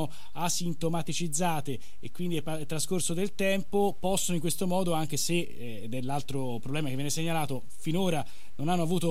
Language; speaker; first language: Italian; native; Italian